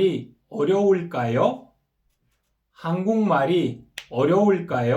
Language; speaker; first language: Korean; non-native, fluent; Kyrgyz